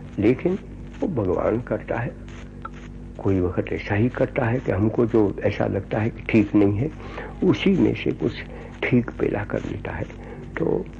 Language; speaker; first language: Hindi; non-native, local second language; Gujarati